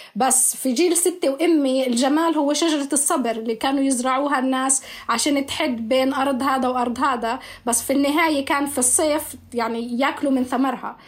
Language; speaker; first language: Arabic; native; Arabic